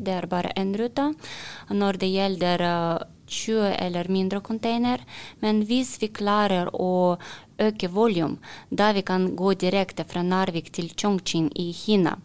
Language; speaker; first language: Norwegian; non-native, learner; Russian